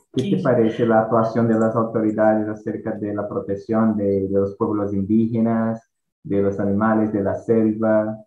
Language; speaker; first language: Spanish; non-native, fluent; Portuguese